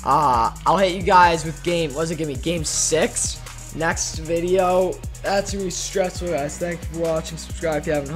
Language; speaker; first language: English; native; English